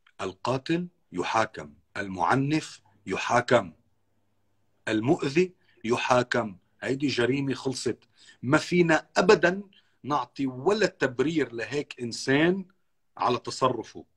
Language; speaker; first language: Arabic; native; Arabic